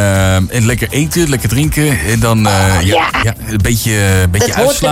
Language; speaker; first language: Dutch; native; Dutch